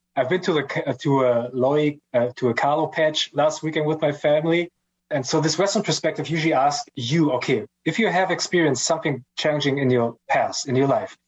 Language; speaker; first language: English; non-native, fluent; German